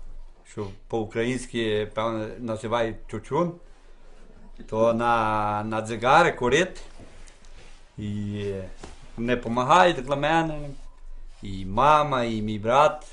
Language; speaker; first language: Ukrainian; early bilingual, heritage; Ukrainian